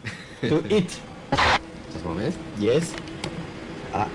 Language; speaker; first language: English; non-native, learner; French